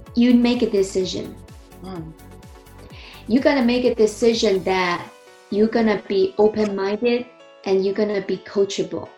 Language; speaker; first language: English; non-native, fluent; Chinese